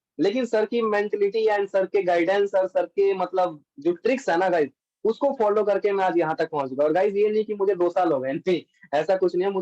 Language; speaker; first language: Hindi; native; Hindi